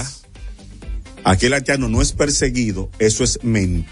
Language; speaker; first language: Spanish; native; Spanish